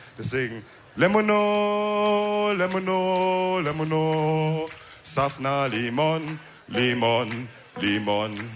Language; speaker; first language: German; early bilingual, other home language; Wolof